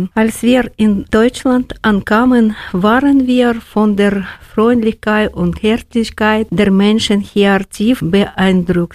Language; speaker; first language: German; non-native, learner; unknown